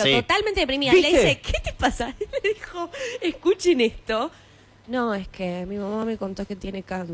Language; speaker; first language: Spanish; native; Spanish